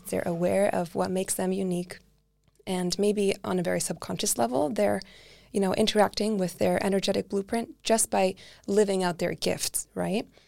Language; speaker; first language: English; early bilingual, other home language; Icelandic